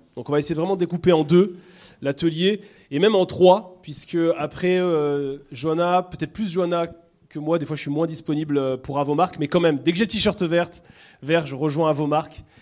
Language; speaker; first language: French; native; French